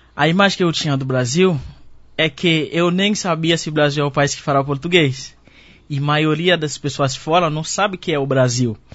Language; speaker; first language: Portuguese; non-native, fluent; Haitian Creole